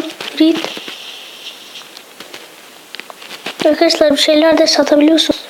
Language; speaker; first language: Turkish; native; Turkish